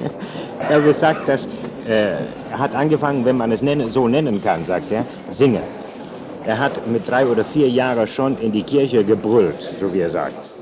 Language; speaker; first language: German; non-native, fluent; English